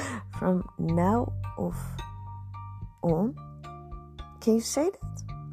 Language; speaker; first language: English; non-native, learner; Dutch